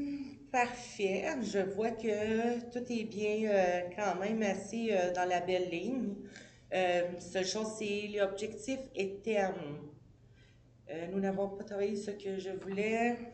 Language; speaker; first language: French; native; French